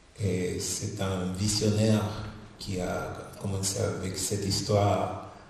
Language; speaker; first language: French; non-native, fluent; Spanish